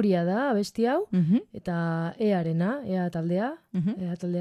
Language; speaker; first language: Basque; non-native, local second language; Spanish